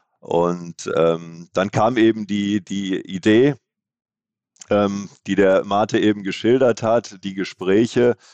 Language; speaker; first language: German; native; German